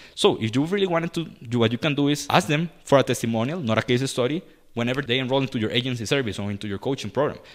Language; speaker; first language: English; non-native, fluent; Spanish